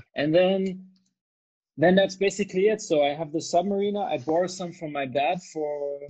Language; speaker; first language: English; non-native, fluent; German